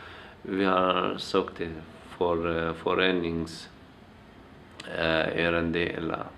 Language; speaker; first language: Swedish; non-native, fluent; Arabic